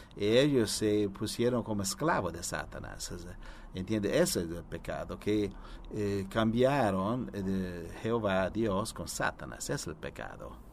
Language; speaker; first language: Spanish; non-native, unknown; Italian